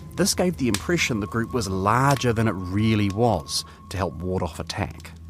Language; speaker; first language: English; native; English